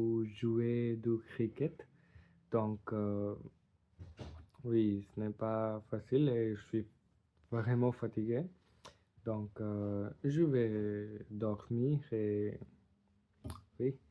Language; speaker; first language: French; non-native, learner; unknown